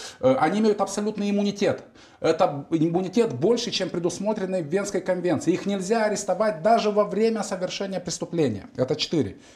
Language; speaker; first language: Russian; non-native, local second language; Romanian